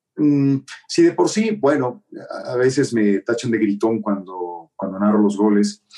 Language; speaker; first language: Spanish; native; Spanish